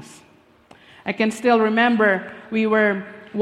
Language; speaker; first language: English; non-native, local second language; Filipino